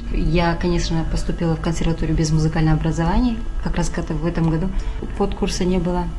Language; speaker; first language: Russian; non-native, local second language; Kazakh